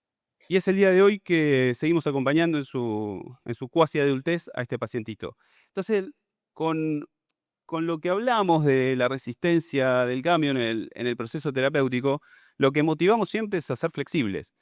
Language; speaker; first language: Spanish; native; Spanish